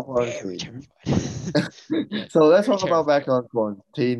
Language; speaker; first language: English; non-native, local second language; Cantonese